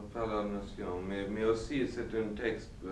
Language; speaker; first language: French; non-native, learner; German